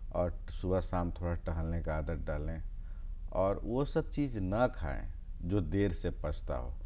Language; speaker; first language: Hindi; native; Hindi